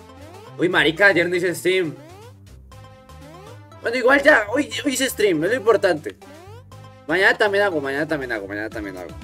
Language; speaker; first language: Spanish; native; Spanish